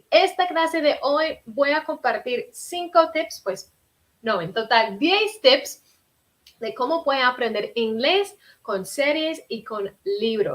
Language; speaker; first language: Spanish; early bilingual, heritage; Spanish